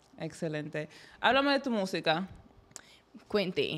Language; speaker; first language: Spanish; native; Spanish